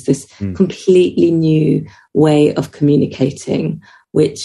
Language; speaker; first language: English; native; English